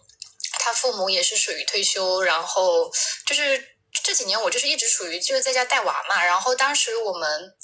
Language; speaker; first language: Chinese; native; Chinese